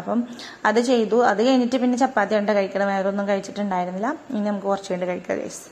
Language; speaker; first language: Malayalam; native; Malayalam